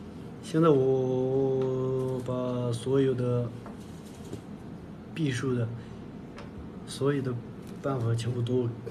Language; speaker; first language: Chinese; non-native, local second language; Tibetan